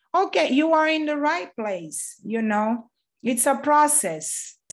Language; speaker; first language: English; non-native, fluent; Portuguese